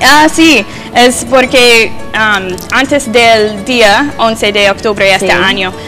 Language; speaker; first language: Spanish; non-native, learner; English